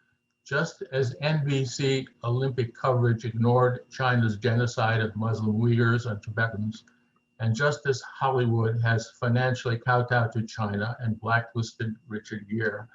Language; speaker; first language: English; native; English